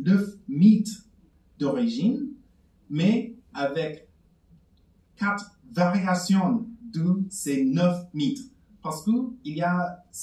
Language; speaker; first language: French; non-native, fluent; English